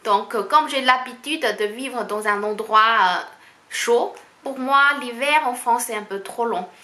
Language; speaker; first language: French; non-native, fluent; Chinese